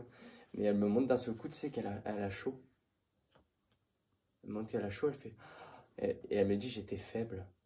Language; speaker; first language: French; native; French